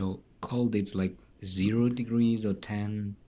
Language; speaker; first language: English; non-native, fluent; Tajik